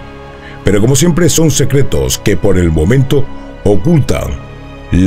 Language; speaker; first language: Spanish; native; Spanish